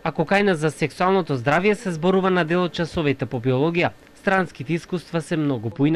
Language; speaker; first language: Macedonian; native; Macedonian